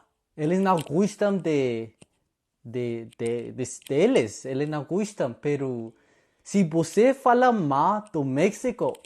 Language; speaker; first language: Portuguese; non-native, learner; Spanish